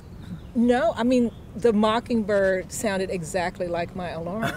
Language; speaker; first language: English; native; English